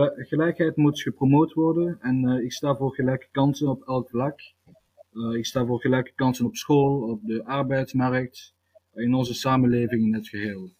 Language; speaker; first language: Dutch; early bilingual, other home language; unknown